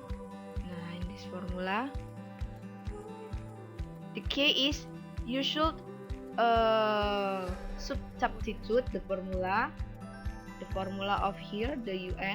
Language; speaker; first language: English; non-native, learner; Indonesian